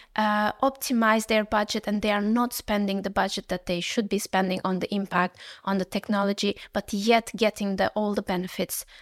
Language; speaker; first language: English; non-native, fluent; Uzbek